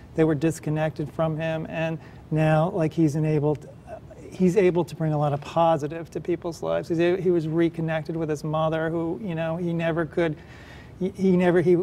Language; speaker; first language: English; native; English